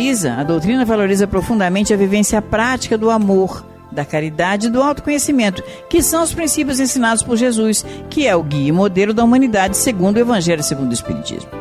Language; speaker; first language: Portuguese; native; Portuguese